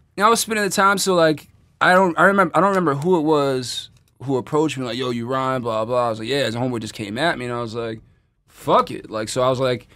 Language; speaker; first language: English; native; English